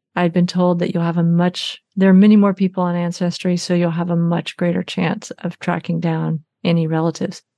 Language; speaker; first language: English; native; English